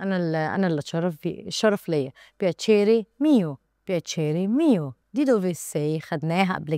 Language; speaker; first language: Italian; non-native, learner; Arabic